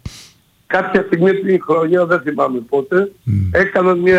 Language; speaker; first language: Greek; native; Greek